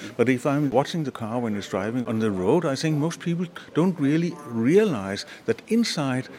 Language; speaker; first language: English; non-native, fluent; Danish